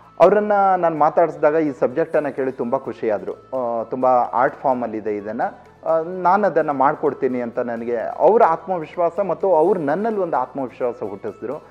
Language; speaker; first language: Kannada; native; Kannada